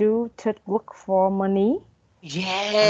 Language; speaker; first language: English; non-native, learner; Vietnamese